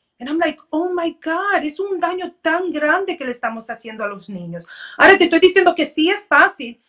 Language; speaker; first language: Spanish; early bilingual, heritage; Spanish